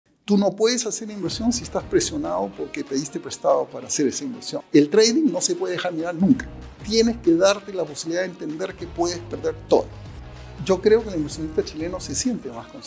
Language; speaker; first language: Spanish; native; Spanish